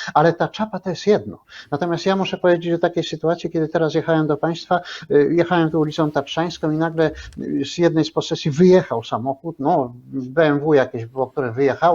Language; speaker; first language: Polish; native; Polish